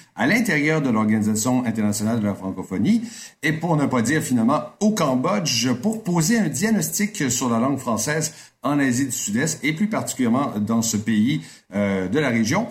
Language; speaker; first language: French; native; French